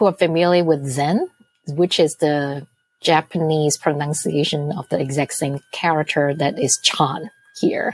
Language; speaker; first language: English; non-native, local second language; Cantonese